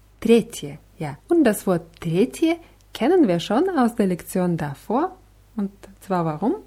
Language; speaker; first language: German; non-native, fluent; Russian